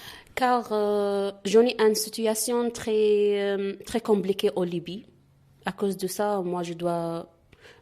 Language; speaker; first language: French; non-native, learner; Arabic